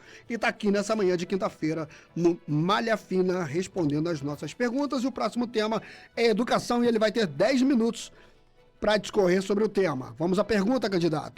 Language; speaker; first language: Portuguese; native; Portuguese